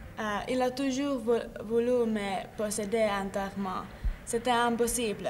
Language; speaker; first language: French; non-native, learner; Finnish